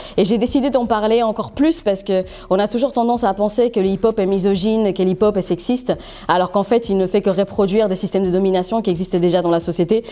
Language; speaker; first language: French; non-native, fluent; English